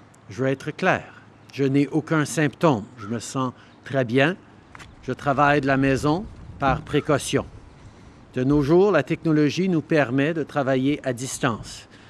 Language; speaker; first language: French; early bilingual, heritage; French